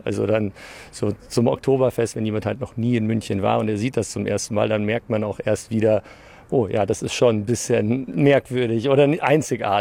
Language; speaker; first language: German; early bilingual, other home language; English